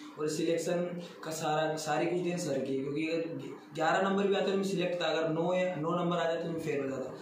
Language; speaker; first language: Hindi; native; Hindi